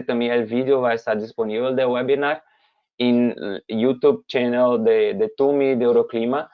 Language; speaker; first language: Spanish; non-native, fluent; Portuguese